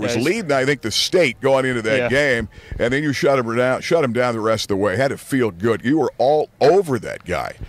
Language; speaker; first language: English; native; English